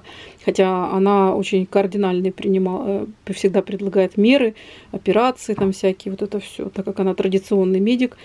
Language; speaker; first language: Russian; native; Russian